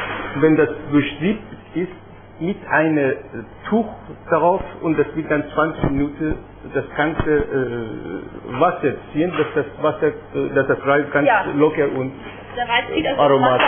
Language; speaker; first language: German; non-native, fluent; Persian